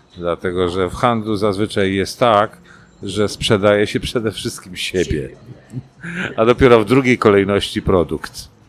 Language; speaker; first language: Polish; native; Polish